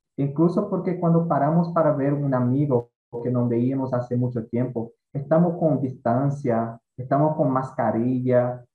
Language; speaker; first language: Spanish; non-native, fluent; Portuguese